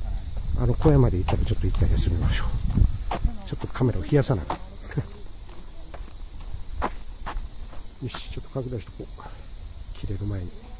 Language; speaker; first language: Japanese; native; Japanese